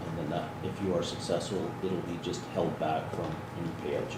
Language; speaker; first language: English; native; English